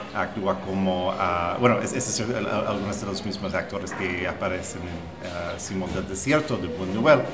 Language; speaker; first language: Spanish; non-native, fluent; English